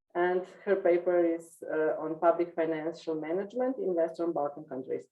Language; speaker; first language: English; non-native, fluent; Slovenian